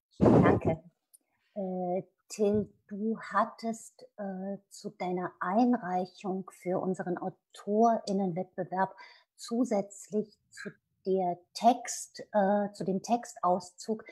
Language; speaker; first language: German; native; German